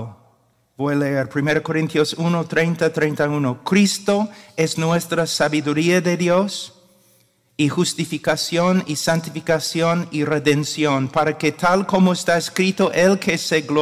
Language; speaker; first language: Spanish; non-native, fluent; English